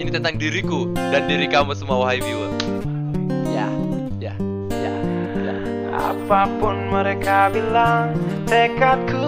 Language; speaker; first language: Malay; native; Malay